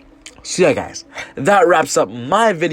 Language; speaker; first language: English; native; English